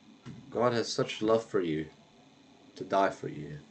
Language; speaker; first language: English; native; English